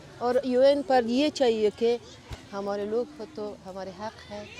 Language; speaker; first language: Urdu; non-native, learner; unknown